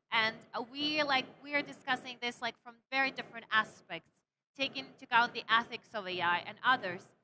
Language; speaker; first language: English; non-native, fluent; Ukrainian